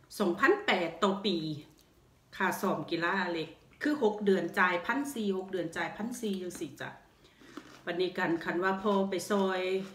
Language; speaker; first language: Thai; native; Thai